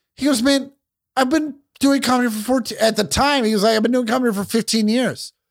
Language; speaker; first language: English; native; English